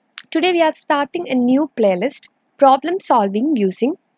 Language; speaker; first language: English; non-native, local second language; Malayalam